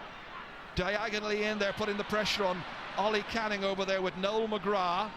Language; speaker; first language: English; native; English